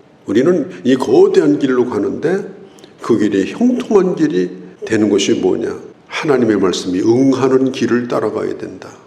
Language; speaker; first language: Korean; native; Korean